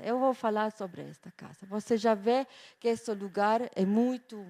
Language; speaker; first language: Portuguese; non-native, fluent; German